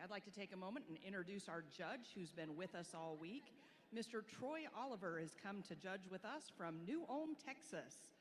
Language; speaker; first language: English; native; English